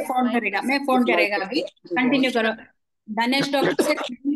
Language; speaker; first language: Hindi; non-native, local second language; Malayalam